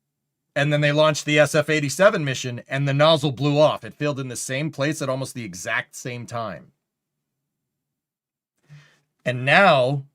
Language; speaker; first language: English; native; English